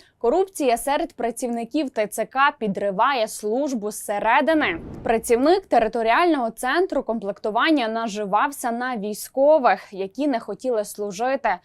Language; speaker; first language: Ukrainian; native; Ukrainian